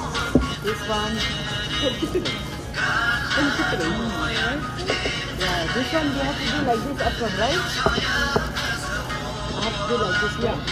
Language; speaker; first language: English; non-native, local second language; Tibetan